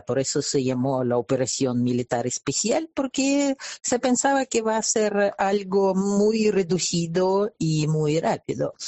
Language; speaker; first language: Spanish; non-native, fluent; Russian